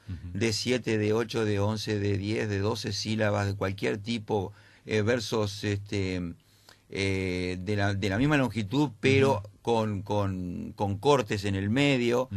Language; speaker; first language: Spanish; native; Spanish